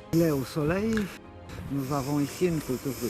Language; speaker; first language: French; non-native, learner; Portuguese